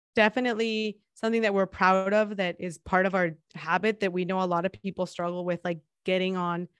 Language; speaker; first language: English; non-native, fluent; Spanish